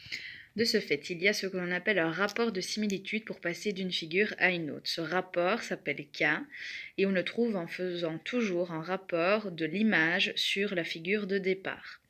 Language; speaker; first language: French; native; French